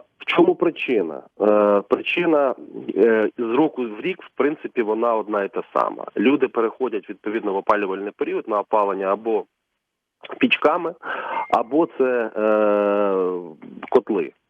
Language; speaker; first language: Ukrainian; native; Ukrainian